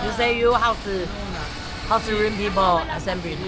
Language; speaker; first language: English; non-native, learner; Chinese